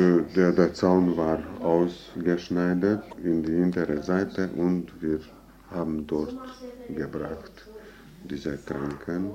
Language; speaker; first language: German; non-native, fluent; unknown